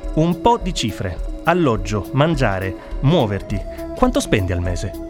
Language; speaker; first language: Italian; native; Italian